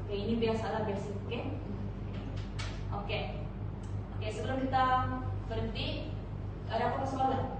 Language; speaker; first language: Malay; native; Malay